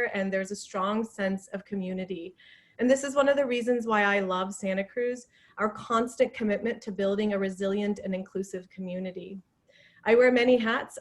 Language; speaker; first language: English; non-native, fluent; Persian